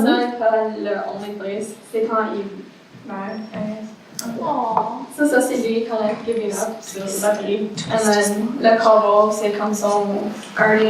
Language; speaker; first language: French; non-native, local second language; English